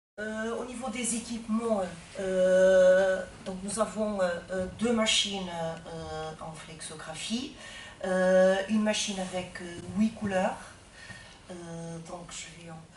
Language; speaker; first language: French; non-native, fluent; Portuguese